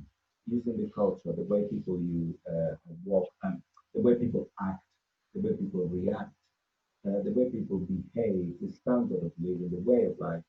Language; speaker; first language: English; non-native, fluent; Spanish